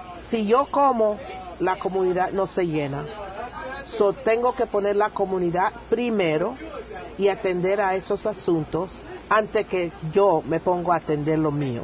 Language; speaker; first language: Spanish; native; Spanish